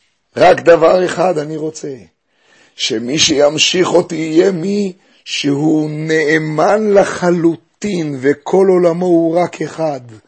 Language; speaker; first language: Hebrew; native; Hebrew